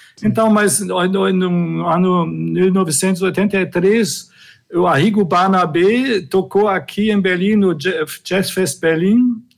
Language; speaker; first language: Portuguese; non-native, fluent; German